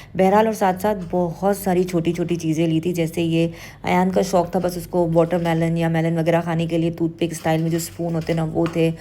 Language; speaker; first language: Urdu; native; Urdu